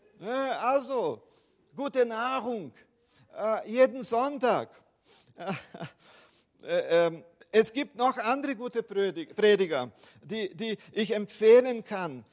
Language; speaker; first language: German; non-native, fluent; Portuguese